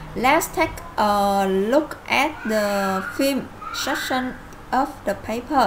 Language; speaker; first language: English; non-native, fluent; Vietnamese